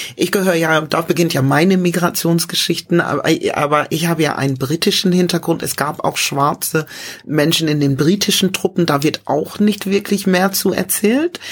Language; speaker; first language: German; early bilingual, other home language; English